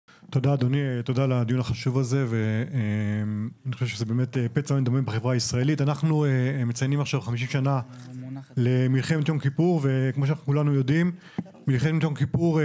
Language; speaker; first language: Hebrew; native; Hebrew